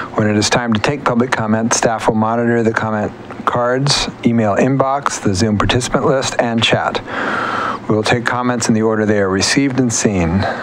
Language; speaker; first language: English; native; English